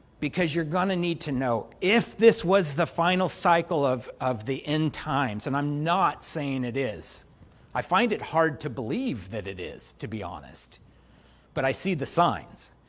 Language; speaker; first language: English; native; English